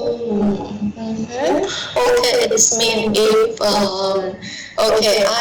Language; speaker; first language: English; non-native, learner; Thai